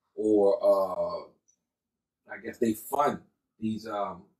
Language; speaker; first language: English; native; English